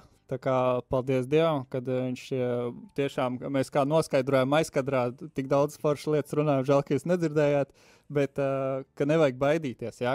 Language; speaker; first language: Latvian; native; Latvian